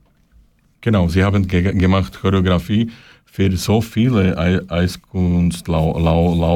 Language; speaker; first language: German; non-native, learner; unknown